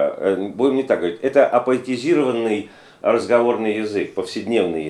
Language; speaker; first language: Russian; native; Russian